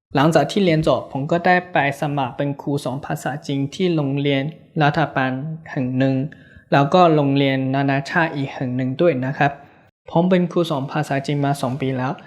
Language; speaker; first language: Thai; non-native, fluent; Chinese